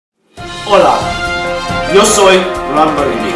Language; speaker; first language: Spanish; non-native, learner; English